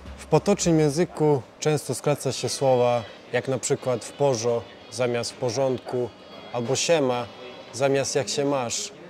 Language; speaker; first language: Polish; non-native, fluent; Serbian